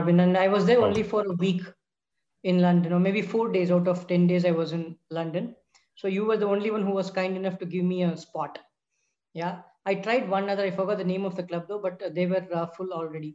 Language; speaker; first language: English; non-native, local second language; Tamil